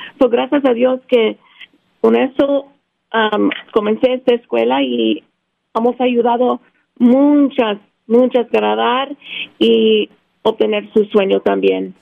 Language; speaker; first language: Spanish; early bilingual, heritage; Spanish